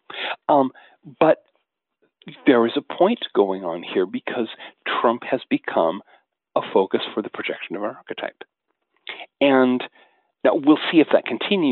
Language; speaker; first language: English; native; English